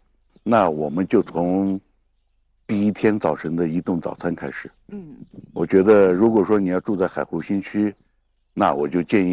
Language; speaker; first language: Chinese; native; Chinese